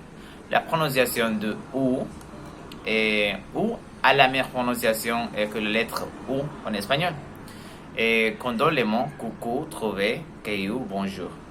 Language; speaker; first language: French; non-native, learner; Spanish